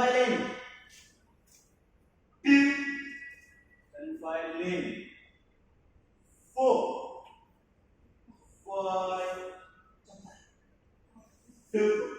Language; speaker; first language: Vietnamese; non-native, learner; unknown